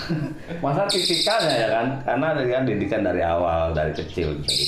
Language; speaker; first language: Indonesian; non-native, local second language; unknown